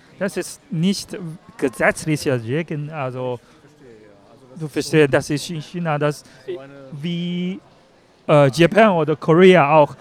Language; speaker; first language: German; non-native, learner; Chinese